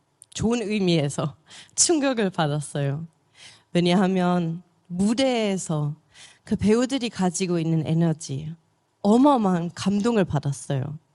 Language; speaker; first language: Korean; non-native, fluent; German